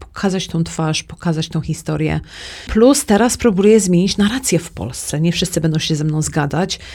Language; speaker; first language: Polish; early bilingual, heritage; Polish